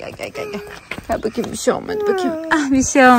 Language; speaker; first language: Turkish; native; Turkish